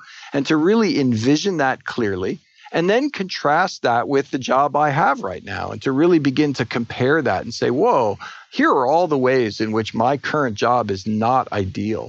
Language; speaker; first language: English; native; English